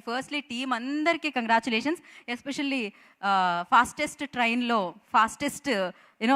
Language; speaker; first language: Telugu; native; Telugu